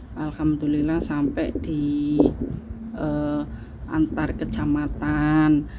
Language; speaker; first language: Indonesian; non-native, local second language; Javanese